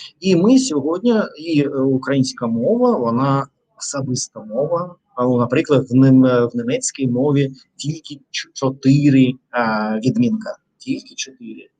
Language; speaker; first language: Ukrainian; non-native, learner; Russian